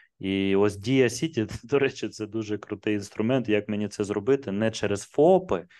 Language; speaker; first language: Ukrainian; non-native, local second language; Russian